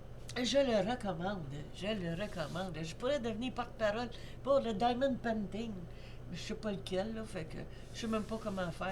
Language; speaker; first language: French; native; French